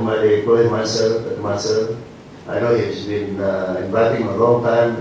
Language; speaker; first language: English; non-native, local second language; Central Dusun